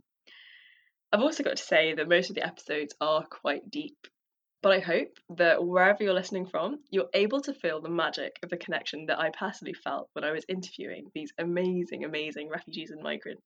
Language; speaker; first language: English; native; English